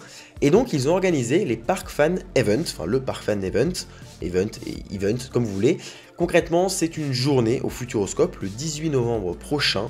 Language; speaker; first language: French; native; French